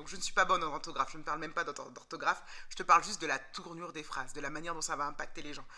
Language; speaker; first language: French; native; French